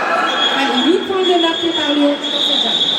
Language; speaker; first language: French; native; French